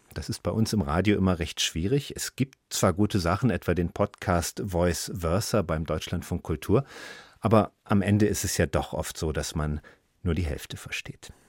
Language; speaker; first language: German; native; German